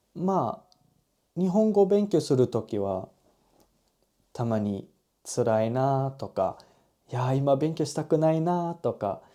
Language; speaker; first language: Japanese; non-native, learner; German